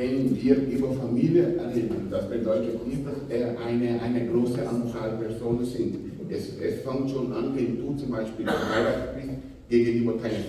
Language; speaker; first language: German; non-native, fluent; Portuguese